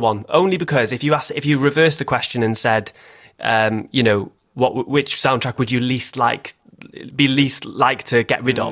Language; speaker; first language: English; native; English